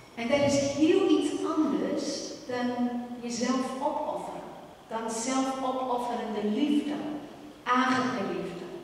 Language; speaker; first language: Dutch; non-native, fluent; English